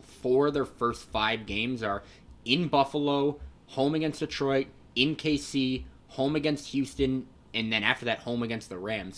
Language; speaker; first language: English; native; English